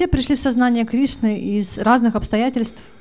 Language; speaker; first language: Russian; native; Russian